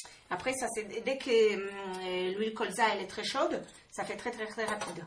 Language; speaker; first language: French; non-native, fluent; Polish